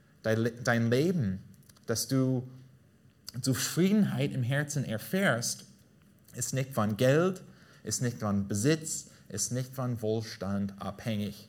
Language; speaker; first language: German; non-native, fluent; English